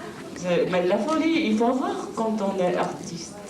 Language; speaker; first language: French; non-native, fluent; Japanese